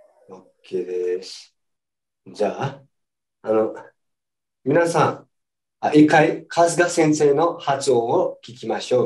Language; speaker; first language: Japanese; non-native, fluent; Nepali